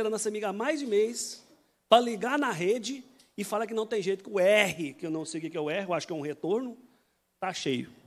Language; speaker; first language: Portuguese; native; Portuguese